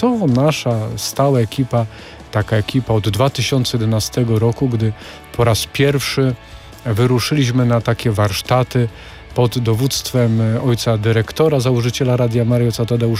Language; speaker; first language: Polish; native; Polish